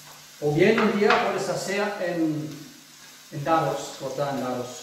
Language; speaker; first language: Spanish; non-native, fluent; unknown